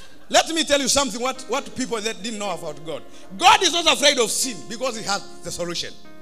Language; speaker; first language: English; non-native, local second language; Swahili